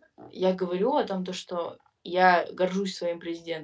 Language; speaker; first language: Russian; native; Russian